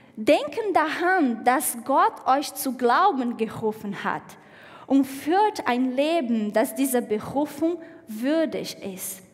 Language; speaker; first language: German; non-native, fluent; Portuguese